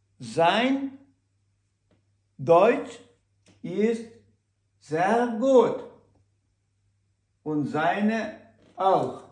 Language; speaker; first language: German; non-native, learner; Ukrainian